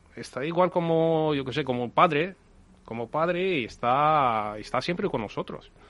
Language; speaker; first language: Spanish; non-native, learner; Ukrainian